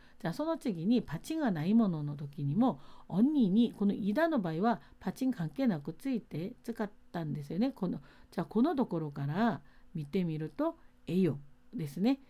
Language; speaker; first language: Japanese; non-native, fluent; Korean